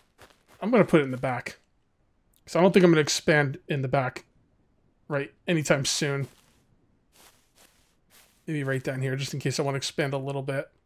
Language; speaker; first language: English; native; English